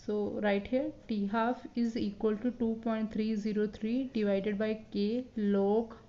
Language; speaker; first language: English; non-native, local second language; Punjabi